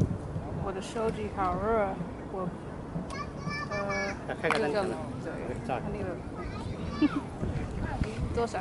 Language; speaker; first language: Chinese; non-native, learner; English